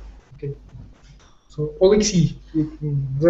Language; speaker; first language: English; non-native, fluent; Ukrainian